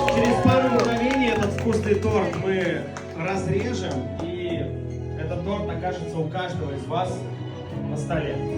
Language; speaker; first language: Russian; native; Russian